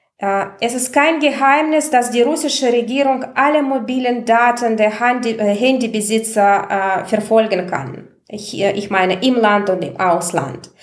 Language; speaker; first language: German; non-native, fluent; Russian